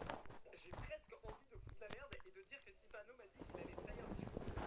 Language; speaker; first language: French; native; French